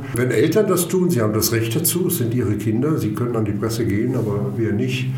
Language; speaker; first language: German; native; German